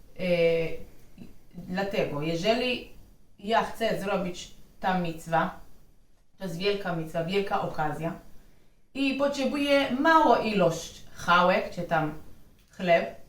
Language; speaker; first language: Polish; non-native, learner; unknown